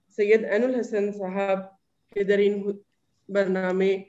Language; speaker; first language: Persian; non-native, fluent; Urdu